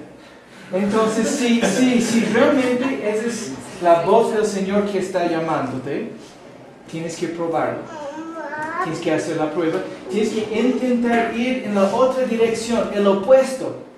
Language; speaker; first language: Spanish; non-native, fluent; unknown